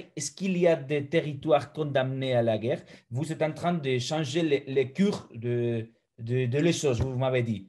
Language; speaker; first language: French; non-native, fluent; Spanish